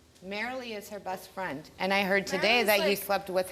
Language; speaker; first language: English; native; English